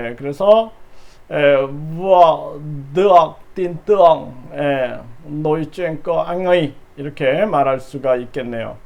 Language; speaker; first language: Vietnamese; non-native, learner; Korean